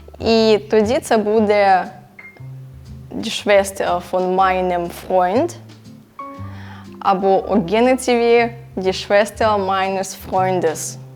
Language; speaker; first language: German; non-native, fluent; Ukrainian